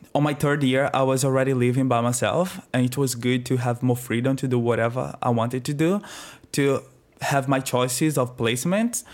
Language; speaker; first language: English; non-native, fluent; Portuguese